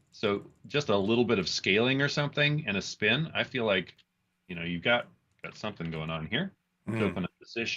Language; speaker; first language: English; native; English